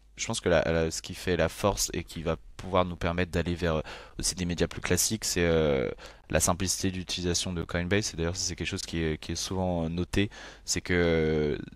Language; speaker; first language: French; native; French